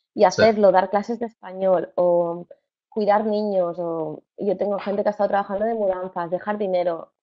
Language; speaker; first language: Spanish; native; Spanish